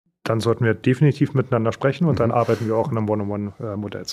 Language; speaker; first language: German; native; German